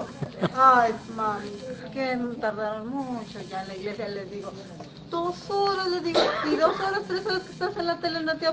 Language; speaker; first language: Spanish; native; Spanish